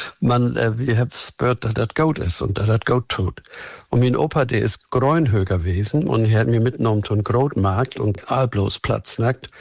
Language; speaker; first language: German; native; German